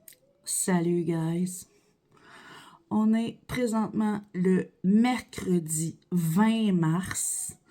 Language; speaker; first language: French; native; French